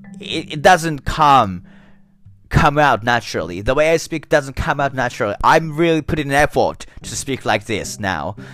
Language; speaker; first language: English; non-native, learner; Japanese